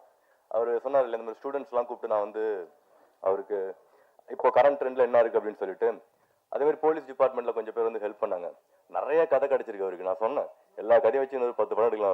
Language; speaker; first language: Tamil; native; Tamil